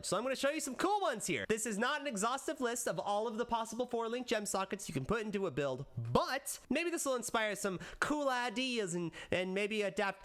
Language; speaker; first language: English; native; English